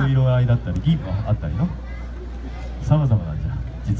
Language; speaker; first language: Japanese; native; Japanese